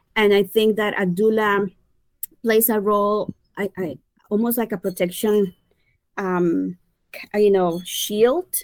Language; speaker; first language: English; non-native, fluent; Spanish